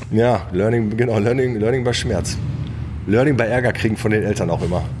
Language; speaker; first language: German; native; German